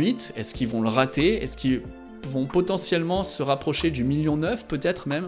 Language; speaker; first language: French; native; French